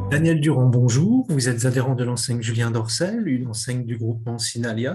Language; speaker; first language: French; native; French